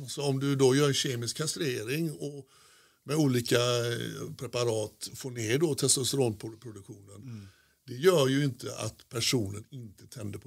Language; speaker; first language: Swedish; native; Swedish